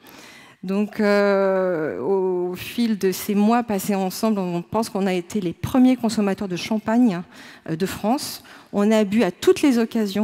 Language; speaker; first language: French; native; French